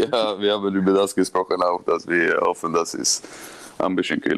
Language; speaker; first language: German; non-native, learner; Swedish